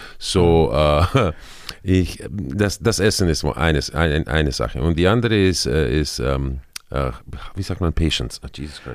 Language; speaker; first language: German; non-native, fluent; Spanish